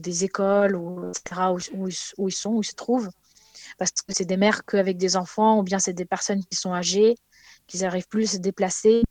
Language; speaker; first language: French; non-native, fluent; Ukrainian